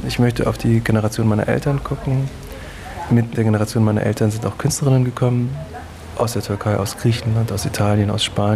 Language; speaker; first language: German; early bilingual, other home language; Turkish